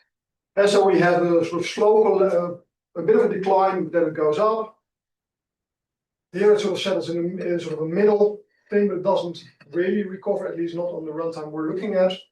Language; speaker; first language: English; non-native, fluent; Dutch